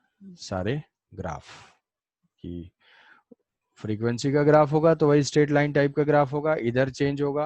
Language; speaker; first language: Hindi; native; Hindi